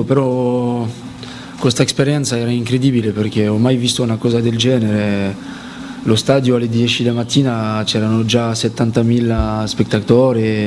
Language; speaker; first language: Italian; non-native, fluent; French